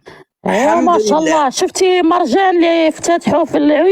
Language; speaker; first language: Arabic; native; Arabic